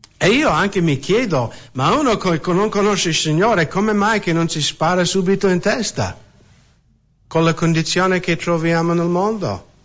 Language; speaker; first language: Italian; non-native, fluent; English